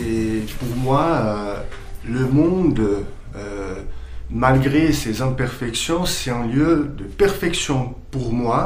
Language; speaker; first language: French; non-native, fluent; Portuguese